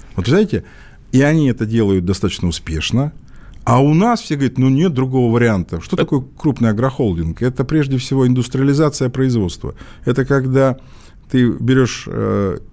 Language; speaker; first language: Russian; native; Russian